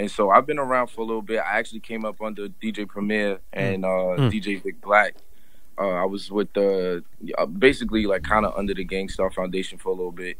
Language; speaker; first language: English; native; English